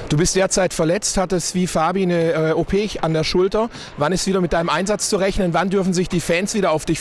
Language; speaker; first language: German; native; German